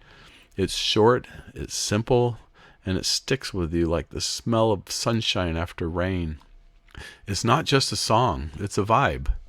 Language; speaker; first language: English; native; English